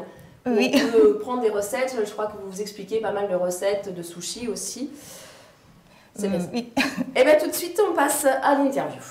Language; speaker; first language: French; native; French